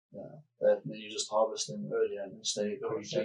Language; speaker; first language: English; native; English